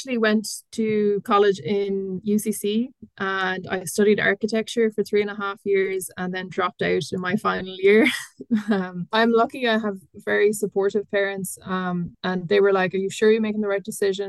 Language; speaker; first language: English; native; English